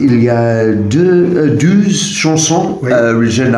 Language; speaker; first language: French; non-native, learner; English